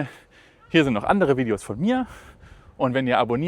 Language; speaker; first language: German; native; German